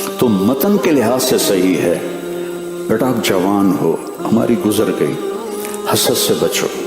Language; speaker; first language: Urdu; non-native, local second language; Punjabi